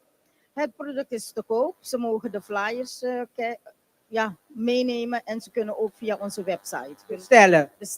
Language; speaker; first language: Dutch; non-native, local second language; Papiamento